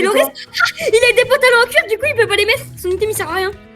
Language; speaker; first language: French; native; French